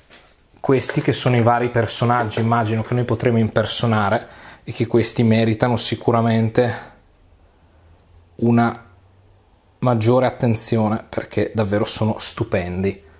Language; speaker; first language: Italian; native; Italian